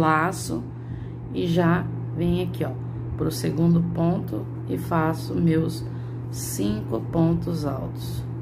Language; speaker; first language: Portuguese; native; Portuguese